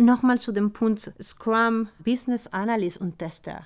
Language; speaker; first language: German; non-native, fluent; Spanish